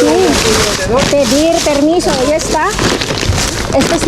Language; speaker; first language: Spanish; non-native, learner; Filipino